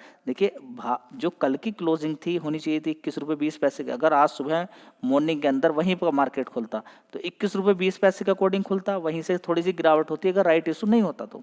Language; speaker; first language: Hindi; native; Hindi